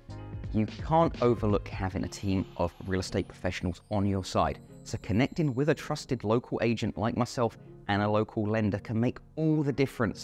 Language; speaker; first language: English; native; English